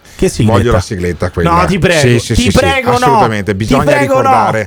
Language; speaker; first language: Italian; native; Italian